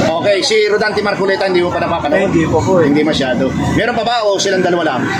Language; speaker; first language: Filipino; non-native, local second language; Bikol